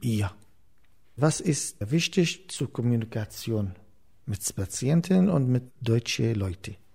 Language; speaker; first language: German; non-native, learner; Arabic